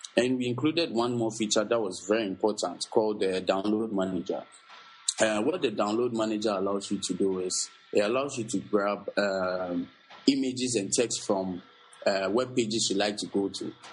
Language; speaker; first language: English; non-native, local second language; Akan